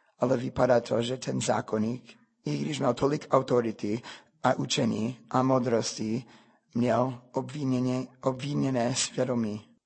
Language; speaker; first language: Czech; non-native, fluent; English